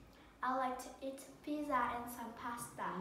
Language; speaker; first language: English; non-native, learner; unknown